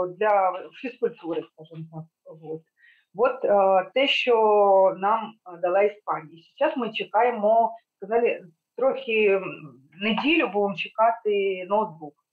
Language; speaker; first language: Ukrainian; non-native, local second language; Russian